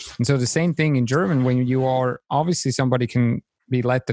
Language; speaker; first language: English; non-native, fluent; German